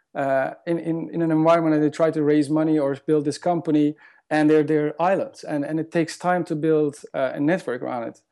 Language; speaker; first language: English; non-native, fluent; Turkish